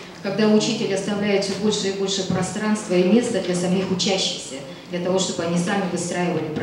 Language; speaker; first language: Russian; native; Russian